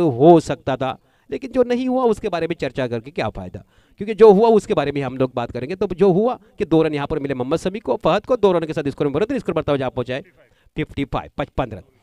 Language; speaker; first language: Hindi; non-native, local second language; Marathi